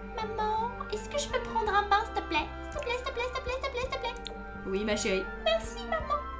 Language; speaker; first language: French; native; French